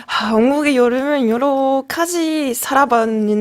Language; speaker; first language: Korean; non-native, fluent; French